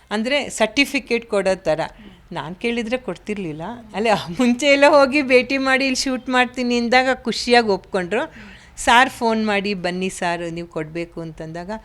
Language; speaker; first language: Kannada; native; Kannada